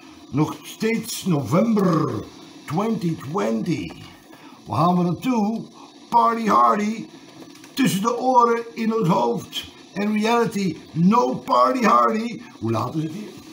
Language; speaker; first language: Dutch; native; Dutch